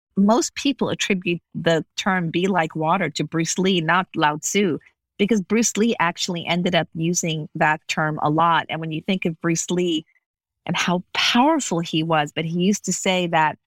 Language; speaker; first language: English; native; English